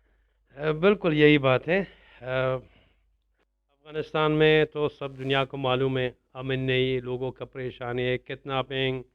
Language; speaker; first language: Hindi; non-native, learner; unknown